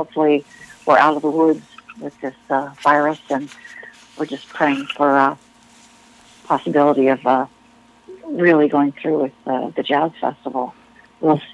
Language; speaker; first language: English; native; English